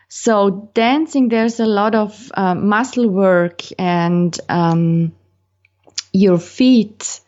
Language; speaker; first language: English; non-native, fluent; German